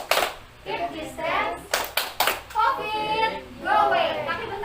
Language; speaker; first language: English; non-native, fluent; Indonesian